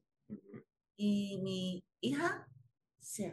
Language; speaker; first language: Spanish; non-native, learner; Japanese